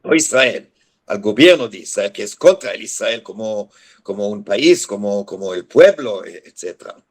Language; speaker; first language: Spanish; non-native, fluent; Hebrew